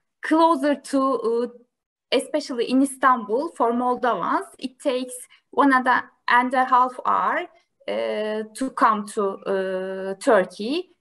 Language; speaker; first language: English; non-native, learner; Turkish